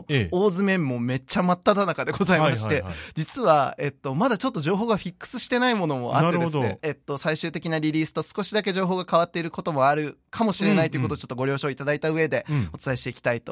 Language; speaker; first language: Japanese; native; Japanese